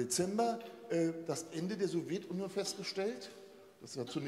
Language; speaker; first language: German; native; German